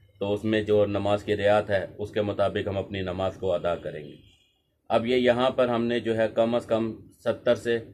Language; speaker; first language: Urdu; non-native, local second language; Punjabi